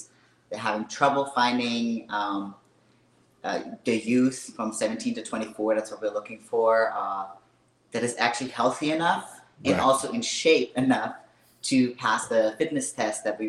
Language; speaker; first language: English; non-native, fluent; German